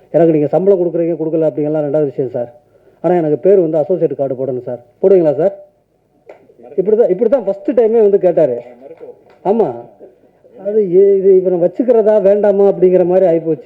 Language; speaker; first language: Tamil; native; Tamil